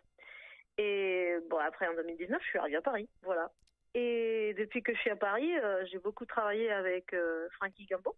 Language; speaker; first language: French; native; French